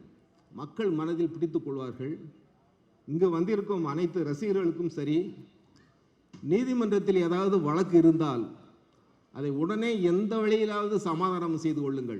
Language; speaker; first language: Tamil; native; Tamil